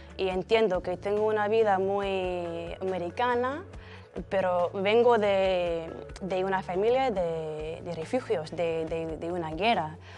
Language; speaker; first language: Spanish; non-native, fluent; English